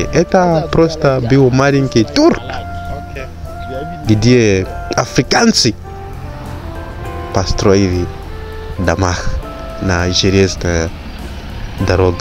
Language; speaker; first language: Russian; non-native, fluent; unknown